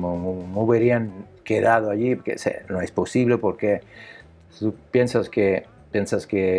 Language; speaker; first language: Spanish; non-native, learner; Italian